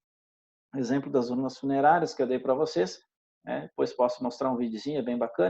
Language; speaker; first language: Portuguese; native; Portuguese